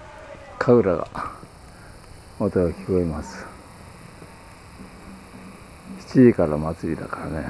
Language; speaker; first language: Japanese; native; Japanese